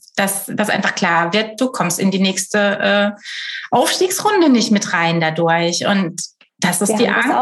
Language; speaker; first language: German; native; German